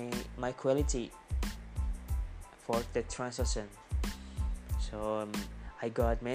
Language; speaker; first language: English; non-native, learner; Indonesian